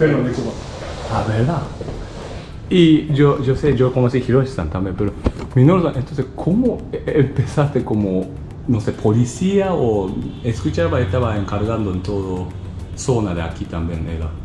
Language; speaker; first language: Spanish; non-native, learner; Japanese